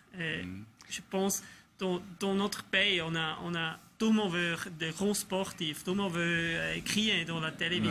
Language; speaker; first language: French; non-native, local second language; German